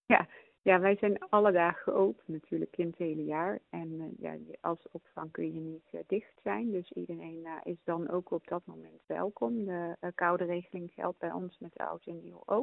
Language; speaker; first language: Dutch; native; Dutch